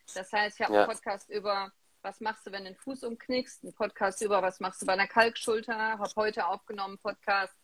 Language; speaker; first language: German; native; German